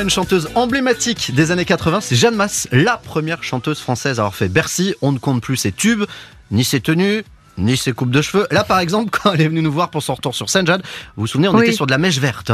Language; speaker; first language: French; native; French